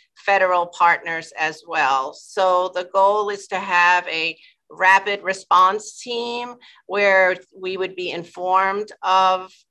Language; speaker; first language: English; native; English